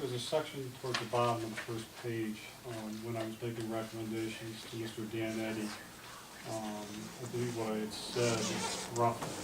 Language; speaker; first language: English; native; English